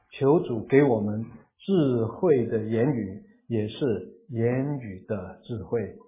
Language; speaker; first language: Chinese; non-native, local second language; Cantonese